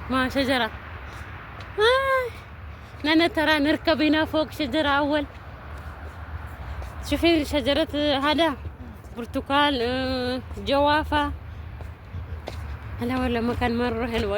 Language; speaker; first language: Arabic; non-native, learner; Amharic